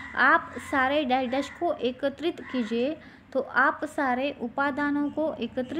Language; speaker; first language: Hindi; non-native, local second language; Marathi